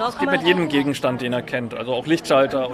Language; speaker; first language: German; native; German